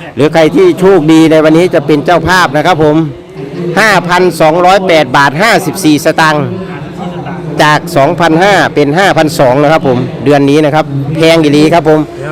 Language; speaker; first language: Thai; native; Thai